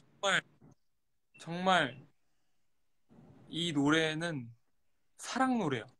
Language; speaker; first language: Korean; early bilingual, heritage; Korean